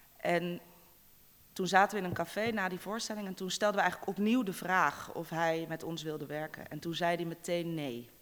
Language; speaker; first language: Dutch; native; Dutch